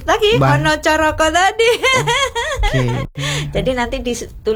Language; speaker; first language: Indonesian; non-native, local second language; Javanese